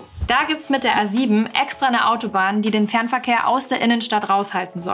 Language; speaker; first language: German; native; German